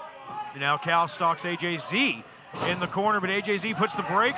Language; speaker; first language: English; native; English